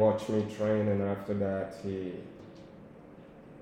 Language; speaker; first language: English; non-native, local second language; Igbo